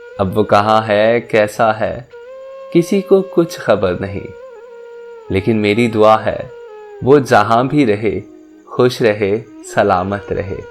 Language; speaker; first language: Urdu; native; Urdu